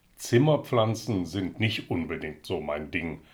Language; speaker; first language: German; early bilingual, other home language; Dutch